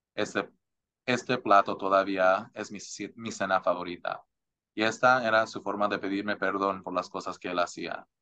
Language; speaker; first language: Spanish; early bilingual, heritage; Spanish